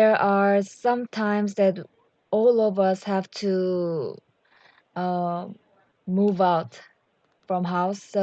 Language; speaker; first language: English; non-native, learner; Korean